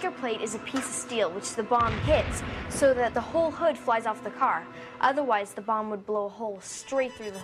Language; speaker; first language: English; native; English